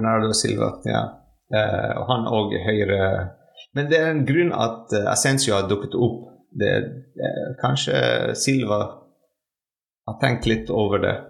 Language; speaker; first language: Norwegian; non-native, fluent; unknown